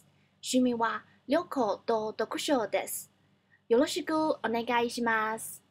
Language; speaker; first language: Japanese; non-native, learner; Cantonese